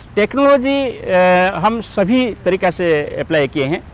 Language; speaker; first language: Hindi; non-native, local second language; Odia